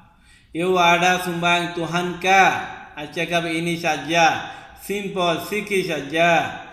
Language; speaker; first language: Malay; non-native, local second language; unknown